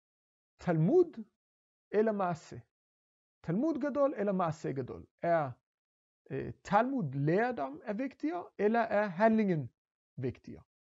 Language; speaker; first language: Danish; non-native, fluent; Hebrew